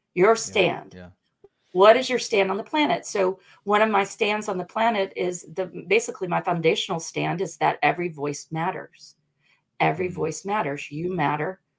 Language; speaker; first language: English; native; English